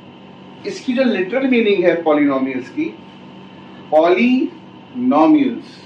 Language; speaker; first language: Hindi; native; Hindi